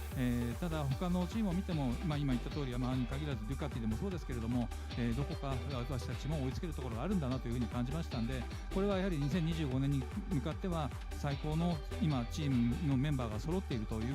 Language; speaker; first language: Japanese; native; Japanese